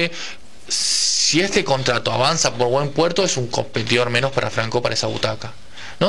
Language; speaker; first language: Spanish; native; Spanish